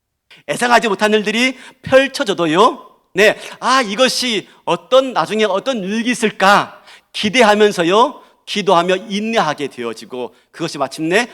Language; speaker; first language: Korean; native; Korean